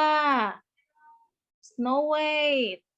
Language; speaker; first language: English; non-native, learner; Indonesian